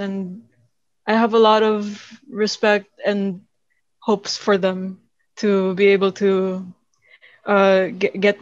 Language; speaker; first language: English; non-native, local second language; Filipino